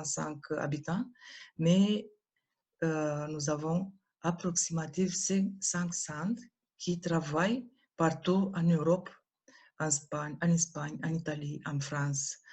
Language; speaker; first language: French; non-native, learner; Romanian